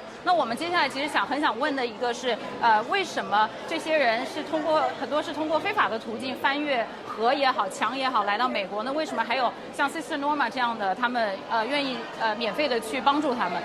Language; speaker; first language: Chinese; native; Chinese